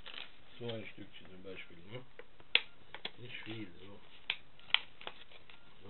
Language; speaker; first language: German; non-native, fluent; Italian